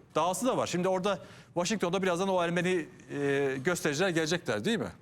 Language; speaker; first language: Turkish; native; Turkish